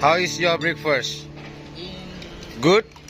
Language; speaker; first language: English; non-native, fluent; Indonesian